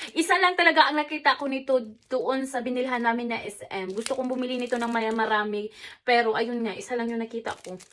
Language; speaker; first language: Filipino; non-native, local second language; Cebuano